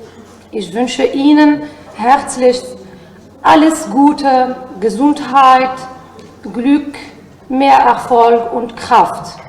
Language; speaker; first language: German; non-native, fluent; Arabic